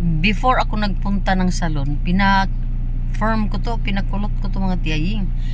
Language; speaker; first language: Filipino; non-native, local second language; Cebuano